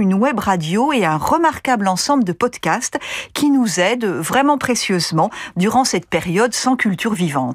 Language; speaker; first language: French; native; French